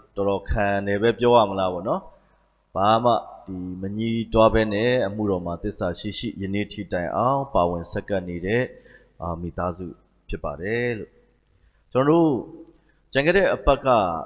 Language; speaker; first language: Burmese; non-native, local second language; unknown